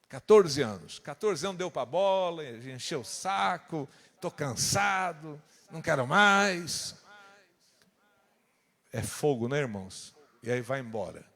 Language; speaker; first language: Portuguese; native; Portuguese